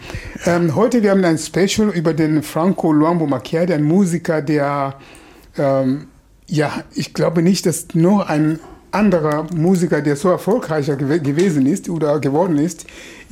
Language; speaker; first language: German; non-native, fluent; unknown